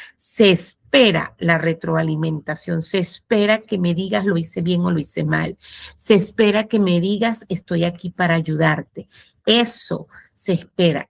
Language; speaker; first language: Spanish; native; Spanish